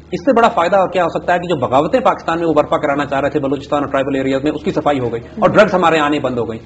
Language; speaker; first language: Urdu; native; Urdu